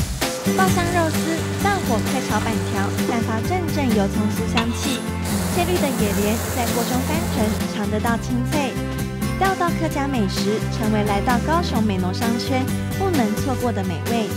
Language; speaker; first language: Chinese; native; Chinese